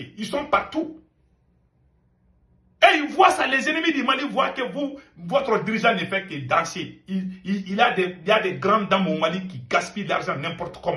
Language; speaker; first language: French; non-native, local second language; Bambara